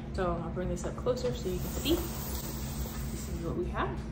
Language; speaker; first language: English; native; English